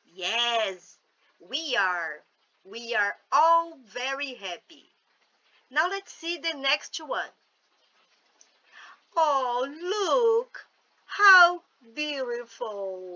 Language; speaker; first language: English; non-native, fluent; Portuguese